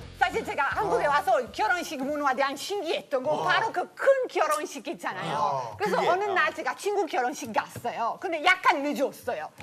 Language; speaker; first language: Korean; non-native, fluent; Italian